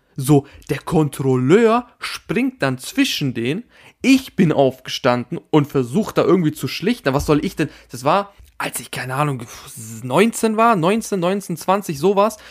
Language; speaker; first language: German; early bilingual, other home language; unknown